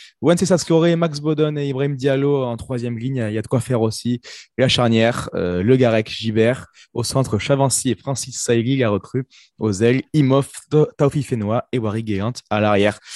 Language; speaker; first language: French; native; French